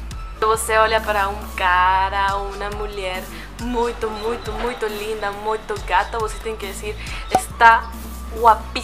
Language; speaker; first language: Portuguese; non-native, learner; Spanish